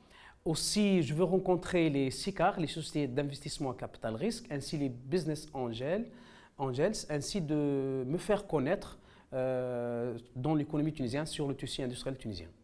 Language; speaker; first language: French; non-native, local second language; Arabic